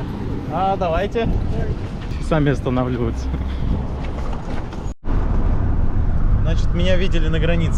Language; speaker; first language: Russian; native; Russian